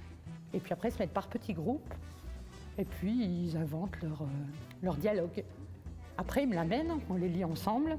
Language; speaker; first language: French; native; French